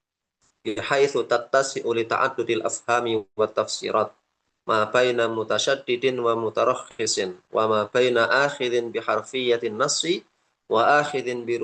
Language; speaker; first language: Arabic; non-native, fluent; Indonesian